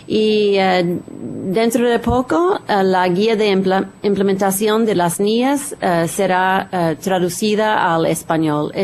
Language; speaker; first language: Spanish; non-native, fluent; English